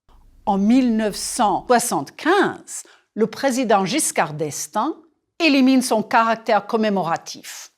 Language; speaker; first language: French; non-native, fluent; English